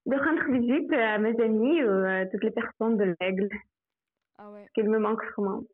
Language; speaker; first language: French; non-native, fluent; Russian